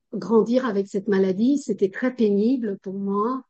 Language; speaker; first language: French; non-native, fluent; Portuguese